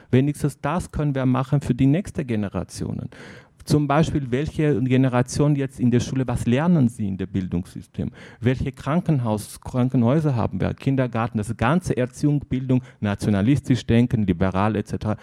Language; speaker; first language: German; non-native, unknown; Armenian